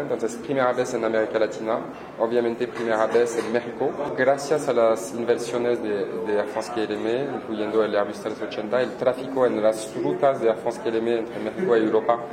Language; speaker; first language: Spanish; non-native, fluent; French